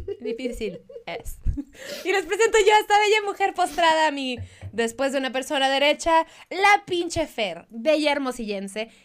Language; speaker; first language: Spanish; native; Spanish